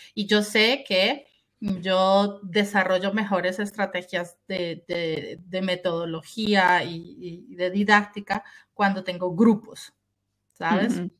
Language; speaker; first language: Spanish; native; Spanish